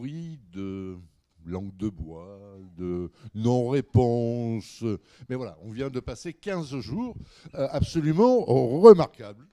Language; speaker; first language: French; native; French